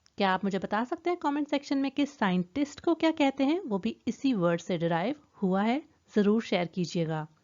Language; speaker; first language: Urdu; native; Urdu